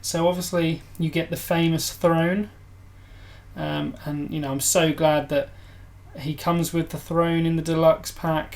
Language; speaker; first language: English; native; English